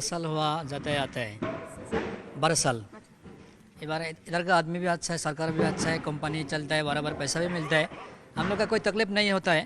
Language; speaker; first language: Hindi; non-native, local second language; Bangla